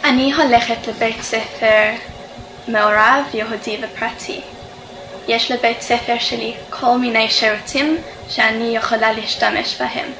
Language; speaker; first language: Hebrew; non-native, fluent; English